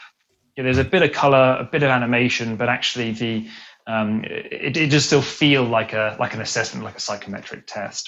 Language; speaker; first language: English; native; English